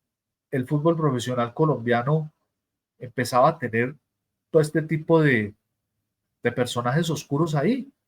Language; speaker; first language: Spanish; native; Spanish